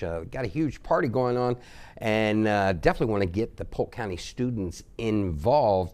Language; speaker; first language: English; native; English